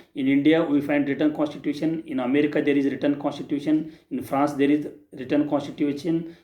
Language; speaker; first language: English; non-native, local second language; Kannada